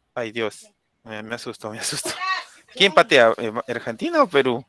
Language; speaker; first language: Spanish; native; Spanish